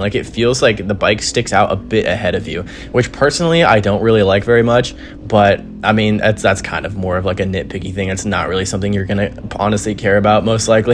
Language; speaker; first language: English; native; English